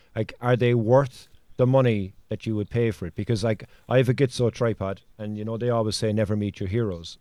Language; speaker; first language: English; native; English